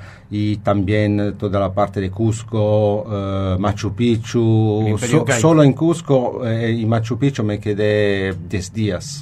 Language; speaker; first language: Spanish; non-native, fluent; Italian